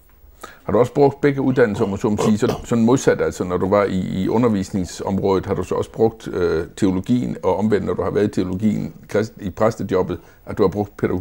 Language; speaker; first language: Danish; native; Danish